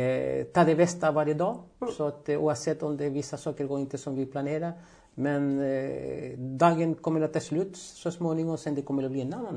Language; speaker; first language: Swedish; non-native, fluent; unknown